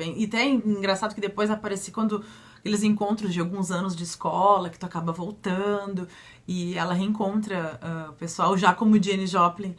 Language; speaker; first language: Portuguese; native; Portuguese